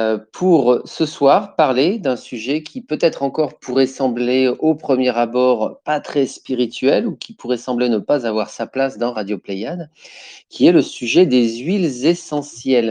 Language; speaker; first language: French; native; French